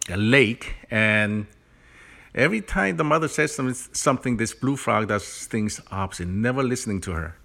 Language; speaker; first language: English; early bilingual, other home language; Korean